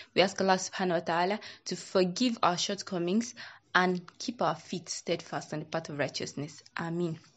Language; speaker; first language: English; non-native, local second language; Yoruba